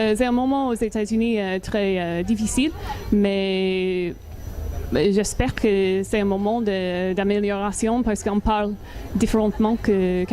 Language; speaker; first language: French; non-native, learner; English